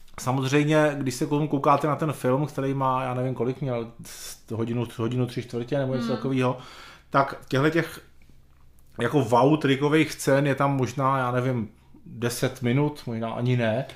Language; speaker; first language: Czech; native; Czech